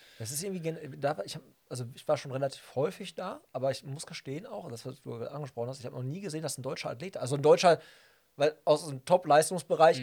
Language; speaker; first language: German; native; German